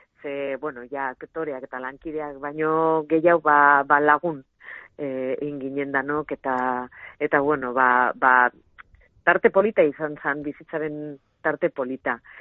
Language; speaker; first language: Basque; non-native, local second language; Spanish